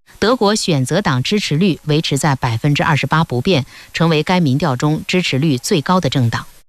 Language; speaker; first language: Chinese; native; Chinese